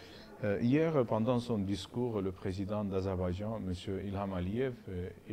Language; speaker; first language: French; non-native, learner; Azerbaijani